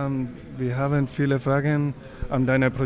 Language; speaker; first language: German; non-native, fluent; Spanish